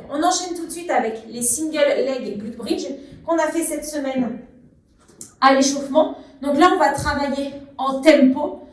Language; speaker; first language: French; native; French